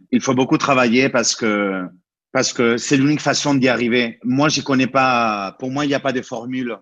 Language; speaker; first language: French; non-native, fluent; Spanish